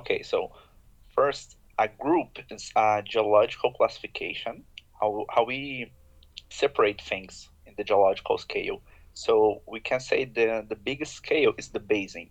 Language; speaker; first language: English; non-native, fluent; Portuguese